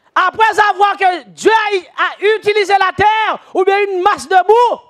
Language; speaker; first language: French; native; French